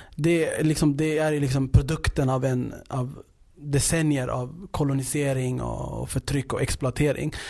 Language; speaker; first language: Swedish; early bilingual, other home language; Amharic